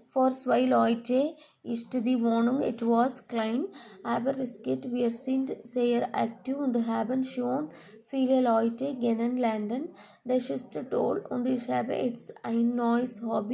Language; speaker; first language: German; non-native, learner; Malayalam